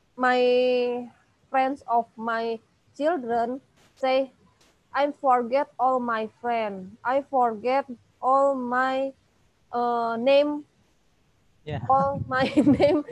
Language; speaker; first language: English; non-native, learner; Indonesian